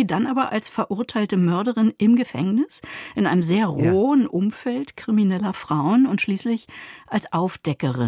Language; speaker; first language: German; native; German